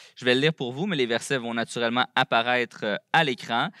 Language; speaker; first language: French; native; French